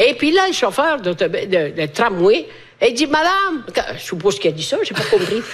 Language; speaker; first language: French; non-native, fluent; Italian